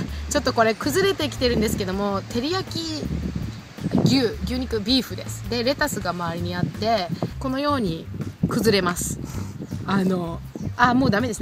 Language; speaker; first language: Japanese; native; Japanese